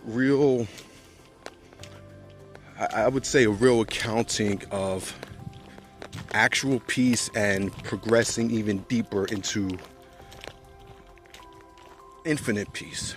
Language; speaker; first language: English; native; English